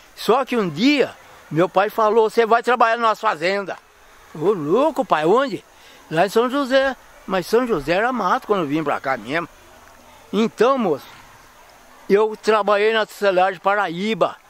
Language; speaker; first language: Portuguese; native; Portuguese